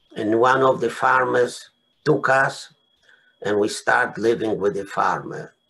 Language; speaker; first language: English; non-native, fluent; Polish